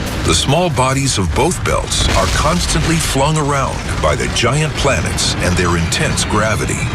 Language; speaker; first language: English; native; English